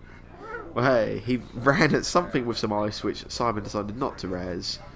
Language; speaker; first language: English; native; English